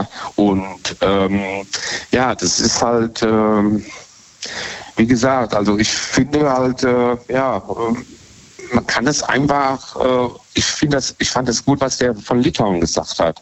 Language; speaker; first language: German; native; German